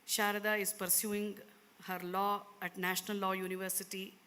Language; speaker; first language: English; non-native, local second language; Kannada